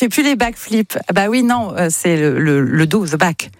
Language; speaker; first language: French; native; French